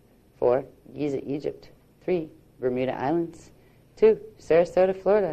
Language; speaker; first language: English; native; English